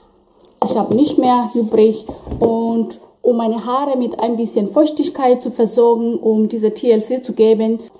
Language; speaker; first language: German; non-native, fluent; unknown